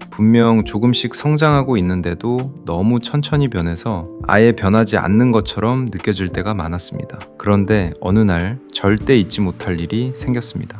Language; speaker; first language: Korean; non-native, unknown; Arabic